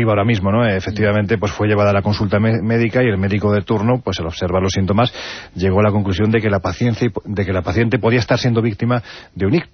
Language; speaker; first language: Spanish; native; Spanish